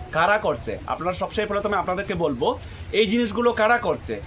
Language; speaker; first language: Bangla; non-native, local second language; Chakma